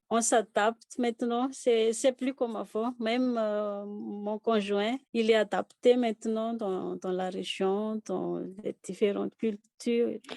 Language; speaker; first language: French; non-native, local second language; Malagasy